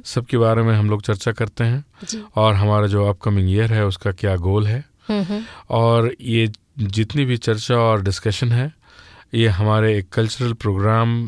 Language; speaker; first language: Hindi; native; Hindi